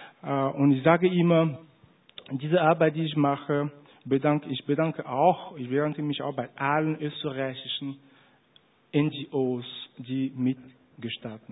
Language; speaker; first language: German; non-native, fluent; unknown